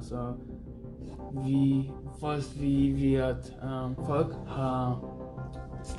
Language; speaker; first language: Norwegian; non-native, learner; Persian